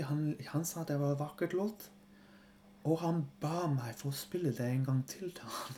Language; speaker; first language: Norwegian; non-native, fluent; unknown